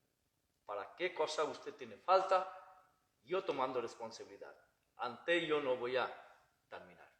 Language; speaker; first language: Spanish; non-native, learner; Bangla